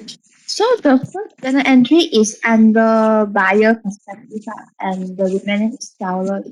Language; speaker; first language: English; non-native, learner; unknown